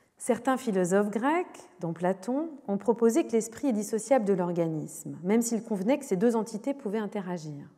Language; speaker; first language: French; native; French